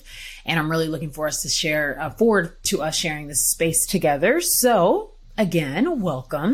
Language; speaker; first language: English; native; English